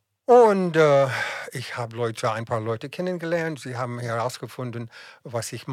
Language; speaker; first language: German; non-native, fluent; English